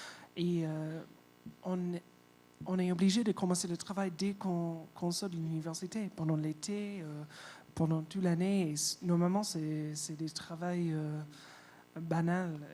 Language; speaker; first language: French; non-native, fluent; English